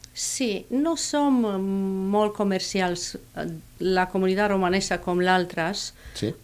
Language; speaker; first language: Catalan; non-native, fluent; Spanish